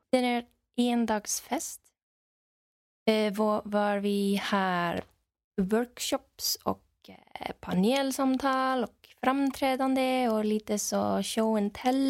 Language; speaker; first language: Swedish; non-native, fluent; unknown